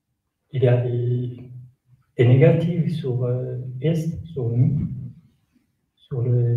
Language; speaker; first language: French; non-native, learner; Kurdish